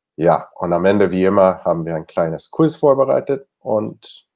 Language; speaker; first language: German; non-native, fluent; English